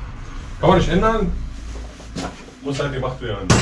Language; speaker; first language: German; native; German